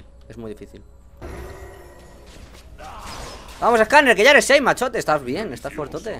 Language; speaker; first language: Spanish; native; Spanish